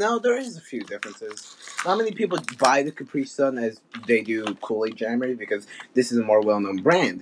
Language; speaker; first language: English; native; English